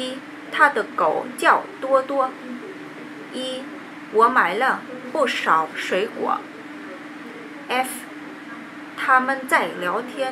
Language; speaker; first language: Chinese; non-native, learner; Vietnamese